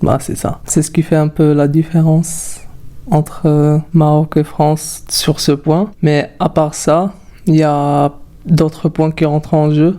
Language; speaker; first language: French; non-native, local second language; Arabic